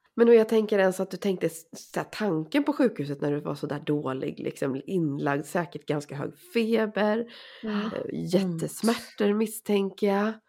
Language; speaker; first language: Swedish; native; Swedish